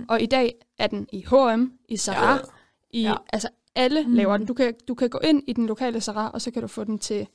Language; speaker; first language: Danish; native; Danish